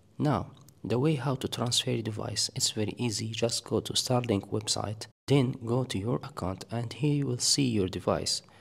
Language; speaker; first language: English; non-native, fluent; Arabic